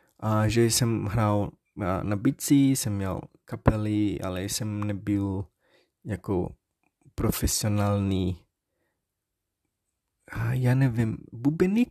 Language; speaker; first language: Czech; non-native, learner; Portuguese